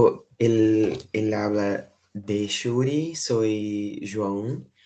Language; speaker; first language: Spanish; non-native, fluent; Portuguese